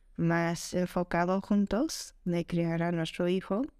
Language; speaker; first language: Spanish; non-native, fluent; English